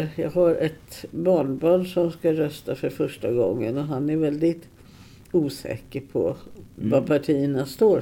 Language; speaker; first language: Swedish; native; Swedish